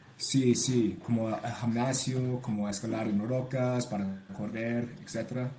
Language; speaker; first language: Spanish; non-native, learner; English